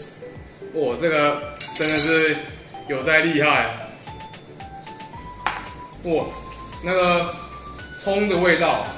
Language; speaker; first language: Chinese; native; Chinese